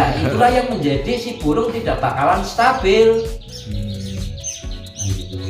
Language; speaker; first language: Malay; non-native, local second language; Javanese